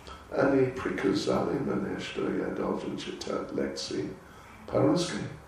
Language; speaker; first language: Russian; non-native, learner; English